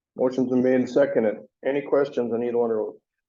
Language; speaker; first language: English; native; English